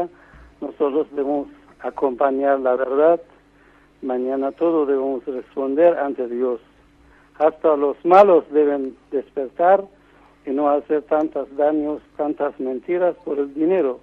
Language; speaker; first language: Spanish; non-native, fluent; Persian